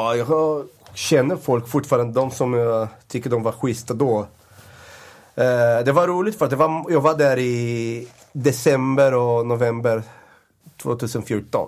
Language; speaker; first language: Swedish; non-native, fluent; Portuguese